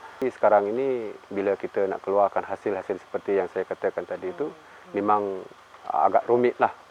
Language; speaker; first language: Malay; non-native, local second language; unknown